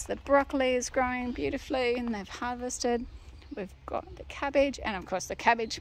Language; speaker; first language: English; native; English